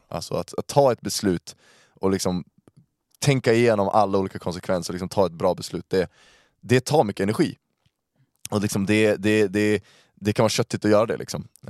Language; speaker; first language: Swedish; native; Swedish